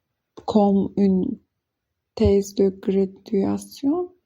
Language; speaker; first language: French; non-native, learner; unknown